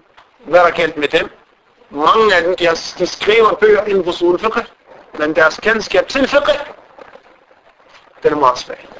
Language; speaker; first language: Danish; non-native, fluent; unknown